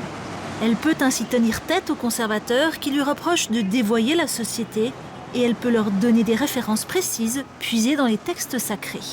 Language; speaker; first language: French; native; French